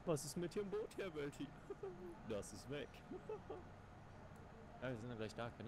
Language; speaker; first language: German; native; German